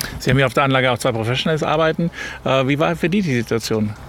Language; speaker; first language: German; native; German